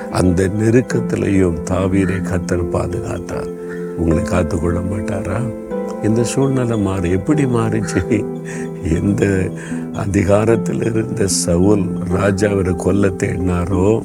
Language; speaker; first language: Tamil; native; Tamil